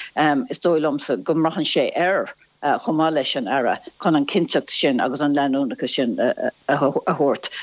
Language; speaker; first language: Irish; non-native, local second language; English